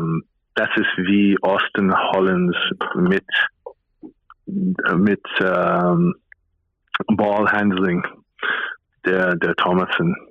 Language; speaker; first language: German; non-native, fluent; English